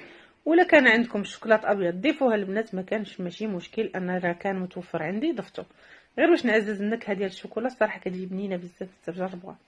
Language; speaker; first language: Arabic; native; Arabic